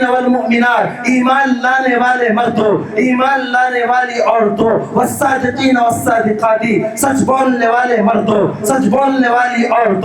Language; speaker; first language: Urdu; native; Urdu